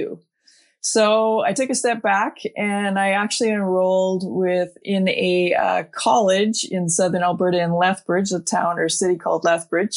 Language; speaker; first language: English; native; English